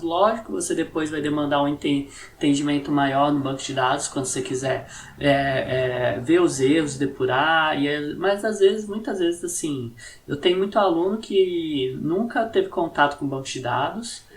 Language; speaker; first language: Portuguese; native; Portuguese